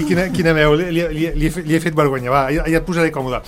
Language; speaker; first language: Catalan; native; Catalan